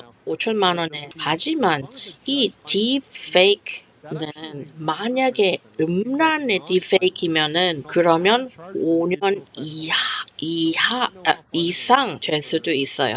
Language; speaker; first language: Korean; non-native, fluent; English